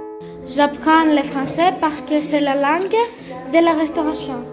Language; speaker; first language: French; non-native, learner; Greek